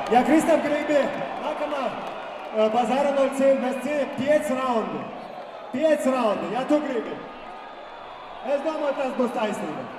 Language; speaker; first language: Latvian; non-native, local second language; Russian